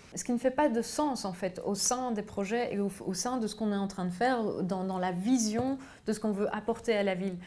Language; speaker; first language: French; native; French